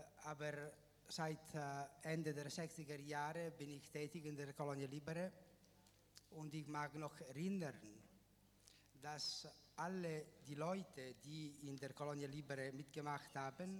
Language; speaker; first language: German; non-native, fluent; Italian